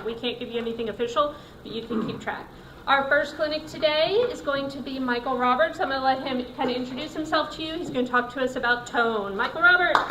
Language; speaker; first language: English; native; English